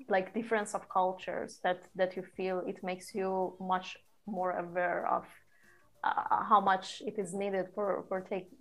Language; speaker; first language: English; non-native, fluent; Persian